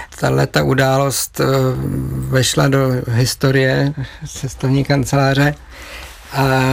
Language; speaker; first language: Czech; native; Czech